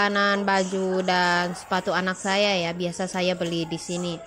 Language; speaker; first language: Indonesian; native; Indonesian